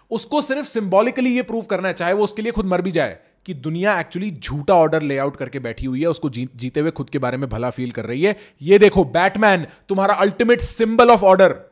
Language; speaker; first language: Hindi; native; Hindi